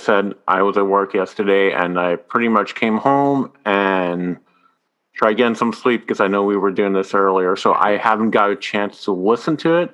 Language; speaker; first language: English; non-native, fluent; French